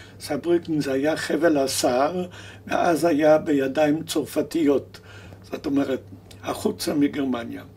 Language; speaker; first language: Hebrew; early bilingual, other home language; German